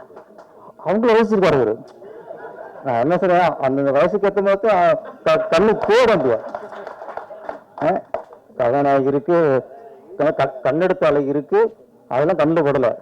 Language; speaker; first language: Tamil; native; Tamil